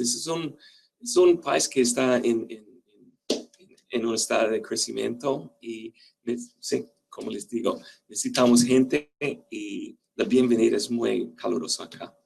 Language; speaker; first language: Spanish; non-native, fluent; English